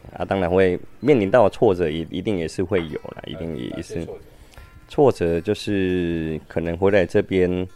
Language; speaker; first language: Chinese; native; Chinese